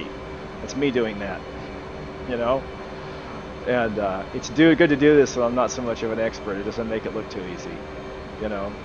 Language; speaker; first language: English; native; English